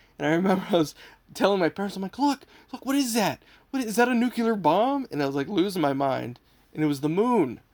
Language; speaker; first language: English; native; English